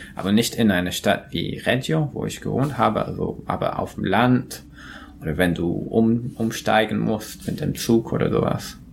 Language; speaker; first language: German; non-native, fluent; English